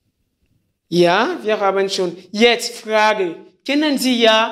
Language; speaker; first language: German; non-native, fluent; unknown